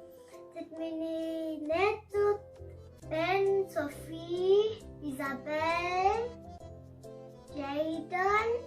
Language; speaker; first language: Mongolian; early bilingual, heritage; Mongolian